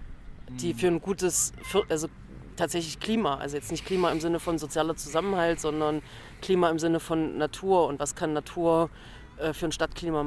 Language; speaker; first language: German; native; German